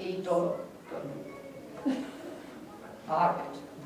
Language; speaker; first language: Spanish; non-native, fluent; English